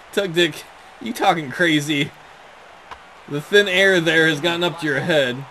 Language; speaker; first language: English; native; English